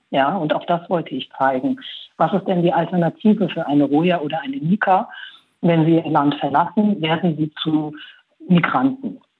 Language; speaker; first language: German; early bilingual, other home language; Persian